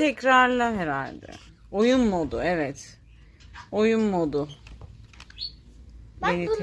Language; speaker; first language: Turkish; native; Turkish